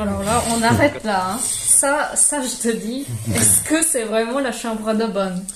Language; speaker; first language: French; non-native, fluent; Japanese